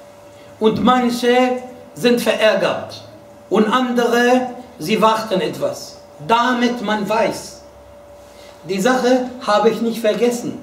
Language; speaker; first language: German; non-native, fluent; Arabic